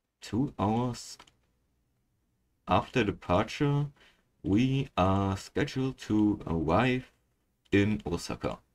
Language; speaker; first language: English; non-native, fluent; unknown